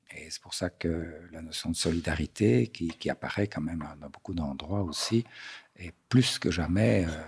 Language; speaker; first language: French; native; French